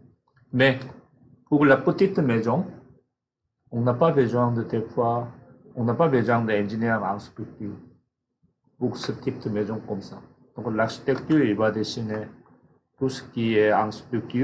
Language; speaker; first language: French; non-native, fluent; Korean